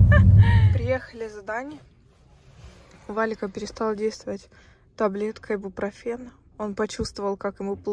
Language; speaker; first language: Russian; native; Russian